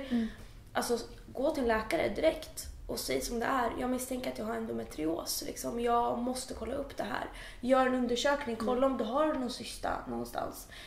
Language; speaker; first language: Swedish; early bilingual, other home language; Persian